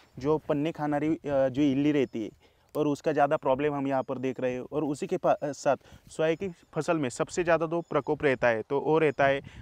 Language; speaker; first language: Hindi; non-native, local second language; Marathi